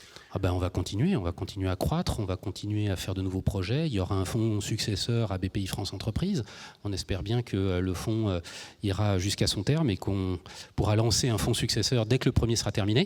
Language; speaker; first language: French; native; French